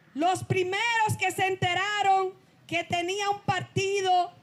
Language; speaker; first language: Spanish; native; Spanish